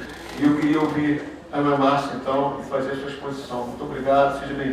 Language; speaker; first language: Portuguese; native; Portuguese